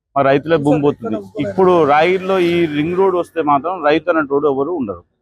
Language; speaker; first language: Telugu; native; Telugu